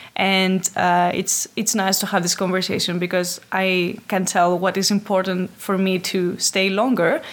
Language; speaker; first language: English; non-native, fluent; Greek